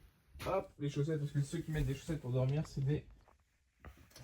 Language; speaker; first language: French; native; French